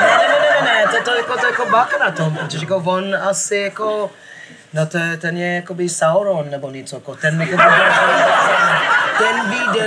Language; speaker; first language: Czech; non-native, fluent; English